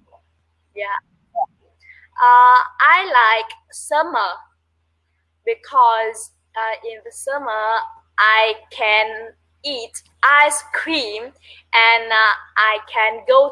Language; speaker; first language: English; non-native, learner; Vietnamese